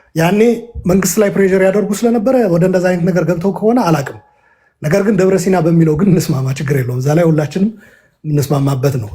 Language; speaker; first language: Amharic; non-native, local second language; Tigrinya